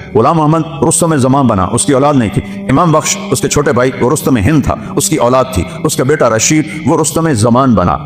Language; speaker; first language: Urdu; non-native, local second language; Punjabi